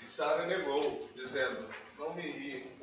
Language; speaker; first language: Portuguese; native; Portuguese